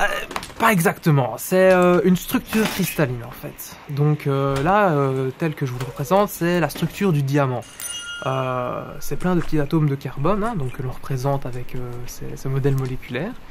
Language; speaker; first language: French; native; French